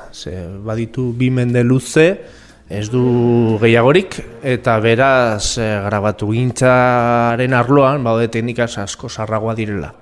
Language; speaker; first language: Basque; non-native, local second language; Spanish